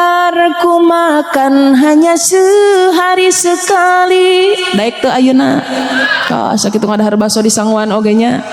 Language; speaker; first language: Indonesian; non-native, local second language; Sundanese